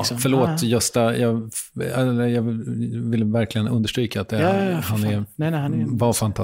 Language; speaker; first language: Swedish; native; Swedish